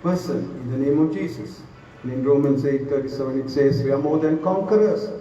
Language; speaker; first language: English; non-native, local second language; Sinhala